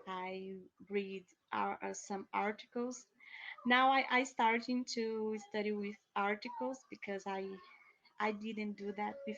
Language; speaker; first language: English; non-native, learner; Portuguese